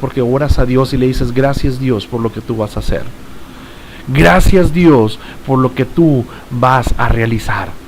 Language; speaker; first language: Spanish; native; Spanish